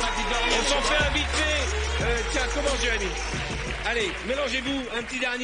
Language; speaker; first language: French; native; French